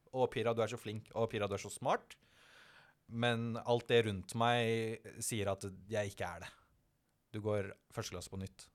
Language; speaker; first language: Norwegian; early bilingual, other home language; Tamil